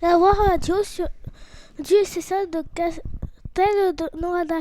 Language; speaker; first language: French; native; French